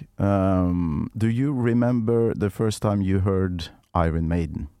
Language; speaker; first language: English; non-native, fluent; Norwegian